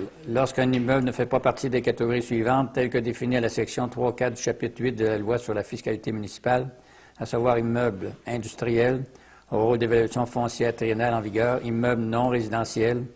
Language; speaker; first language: French; native; French